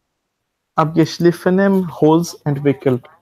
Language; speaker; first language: German; non-native, learner; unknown